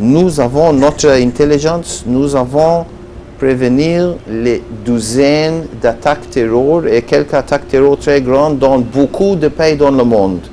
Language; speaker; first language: French; non-native, learner; Hebrew